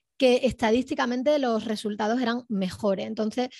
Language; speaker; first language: Spanish; native; Spanish